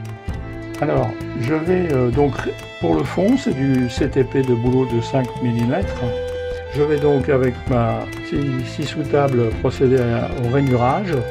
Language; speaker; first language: French; native; French